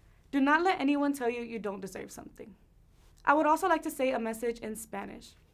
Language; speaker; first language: English; early bilingual, other home language; Spanish